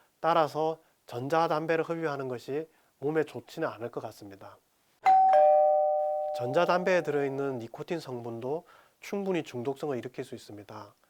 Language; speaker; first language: Korean; native; Korean